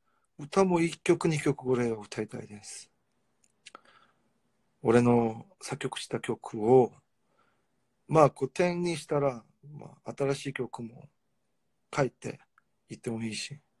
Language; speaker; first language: Japanese; non-native, fluent; Korean